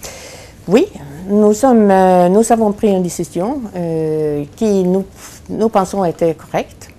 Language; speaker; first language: French; non-native, fluent; Swedish